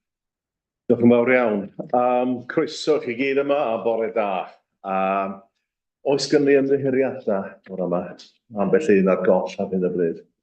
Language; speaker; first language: Welsh; native; Welsh